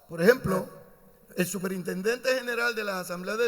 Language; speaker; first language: Spanish; native; Spanish